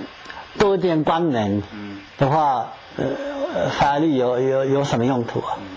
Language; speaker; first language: Chinese; non-native, fluent; English